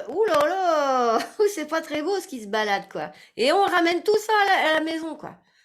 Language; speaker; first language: French; native; French